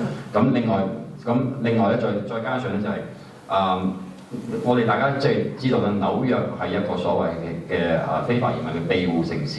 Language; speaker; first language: Cantonese; native; Cantonese